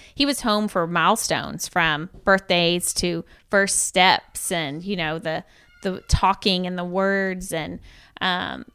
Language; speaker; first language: English; native; English